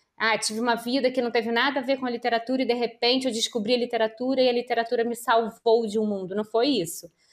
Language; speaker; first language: Portuguese; native; Portuguese